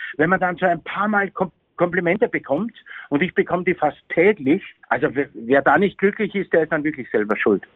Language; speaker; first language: German; native; German